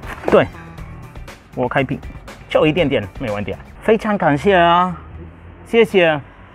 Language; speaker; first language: Chinese; non-native, learner; Spanish